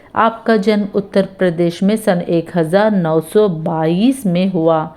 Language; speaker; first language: Hindi; non-native, local second language; Telugu